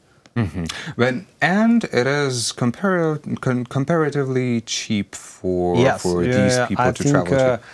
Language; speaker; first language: English; non-native, fluent; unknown